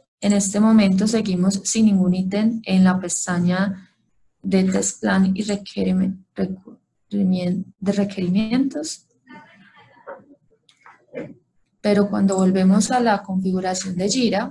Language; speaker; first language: Spanish; native; Spanish